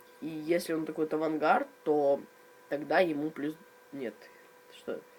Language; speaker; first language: Russian; native; Russian